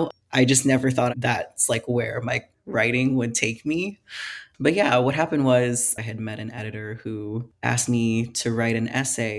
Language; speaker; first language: English; non-native, local second language; Filipino